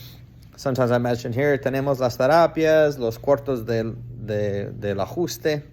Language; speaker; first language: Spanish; non-native, learner; English